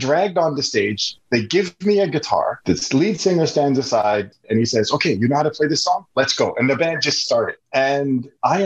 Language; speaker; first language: English; native; English